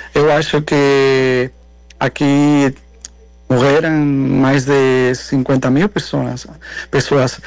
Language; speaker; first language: Portuguese; non-native, learner; Spanish